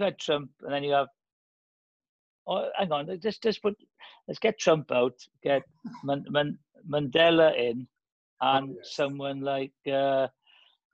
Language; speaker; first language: English; native; English